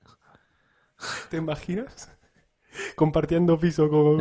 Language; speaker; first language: Spanish; non-native, fluent; Italian